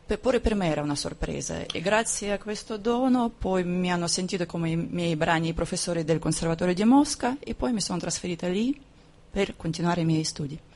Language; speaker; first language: Italian; non-native, fluent; Russian